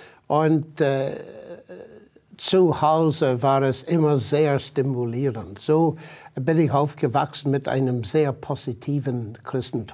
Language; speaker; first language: German; non-native, fluent; English